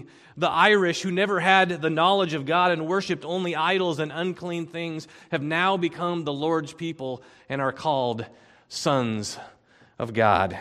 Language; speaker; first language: English; native; English